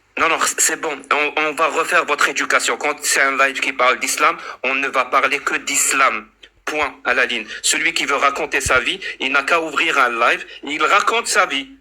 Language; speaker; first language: French; non-native, local second language; Arabic